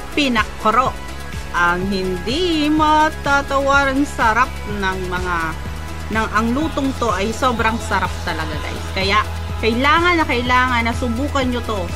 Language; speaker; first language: Filipino; non-native, local second language; Bikol